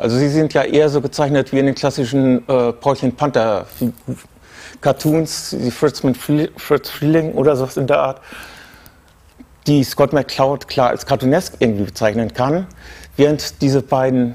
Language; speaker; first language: German; native; German